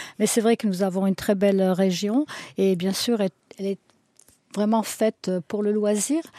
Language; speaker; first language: French; early bilingual, other home language; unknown